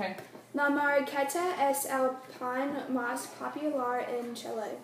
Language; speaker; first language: Spanish; non-native, learner; English